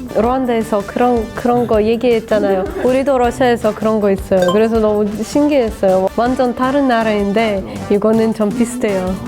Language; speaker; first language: Korean; non-native, fluent; Russian